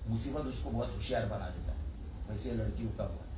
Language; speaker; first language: Hindi; non-native, local second language; Marathi